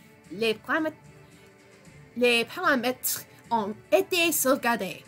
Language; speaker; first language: French; non-native, fluent; English